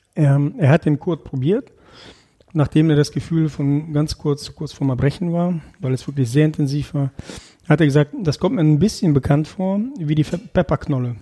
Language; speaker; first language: German; early bilingual, other home language; Russian